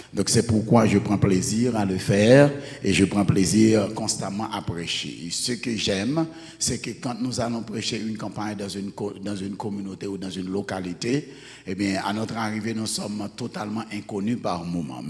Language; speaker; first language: French; native; French